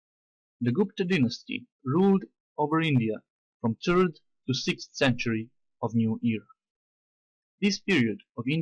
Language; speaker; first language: English; non-native, fluent; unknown